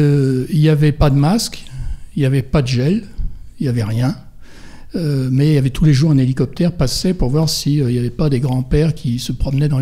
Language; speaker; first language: French; native; French